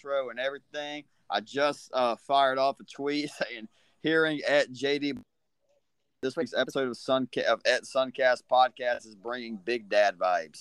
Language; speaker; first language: English; native; English